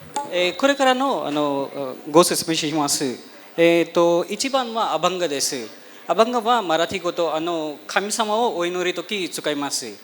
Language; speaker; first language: Japanese; non-native, fluent; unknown